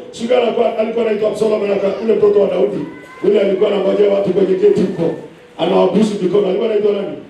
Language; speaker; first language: Swahili; non-native, local second language; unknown